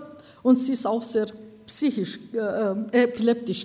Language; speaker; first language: German; non-native, learner; Romanian